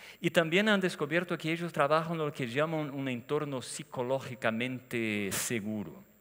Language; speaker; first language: Spanish; non-native, fluent; Portuguese